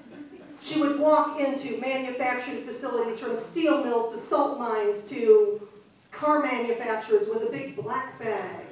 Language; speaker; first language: English; native; English